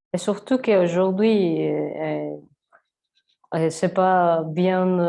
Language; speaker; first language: French; non-native, learner; Spanish